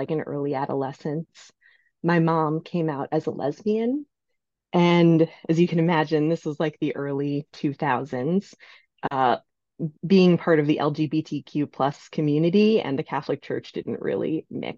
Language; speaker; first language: English; native; English